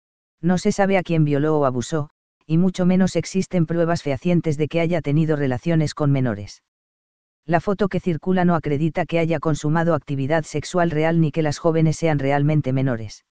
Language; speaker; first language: Spanish; native; Spanish